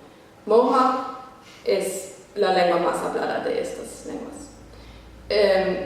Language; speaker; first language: Spanish; non-native, fluent; English